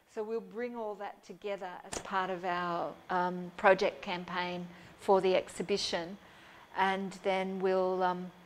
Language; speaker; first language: English; native; English